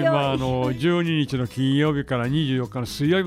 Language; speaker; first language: Japanese; native; Japanese